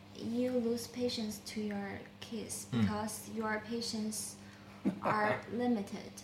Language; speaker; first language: English; non-native, learner; Chinese